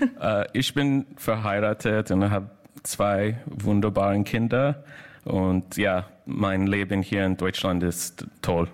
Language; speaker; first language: German; non-native, learner; English